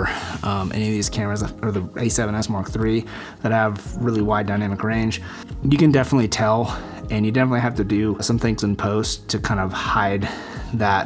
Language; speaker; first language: English; native; English